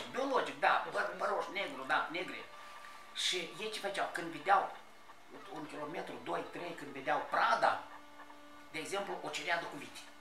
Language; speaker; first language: Romanian; native; Romanian